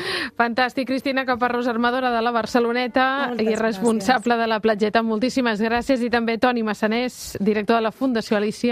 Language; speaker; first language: Catalan; native; Catalan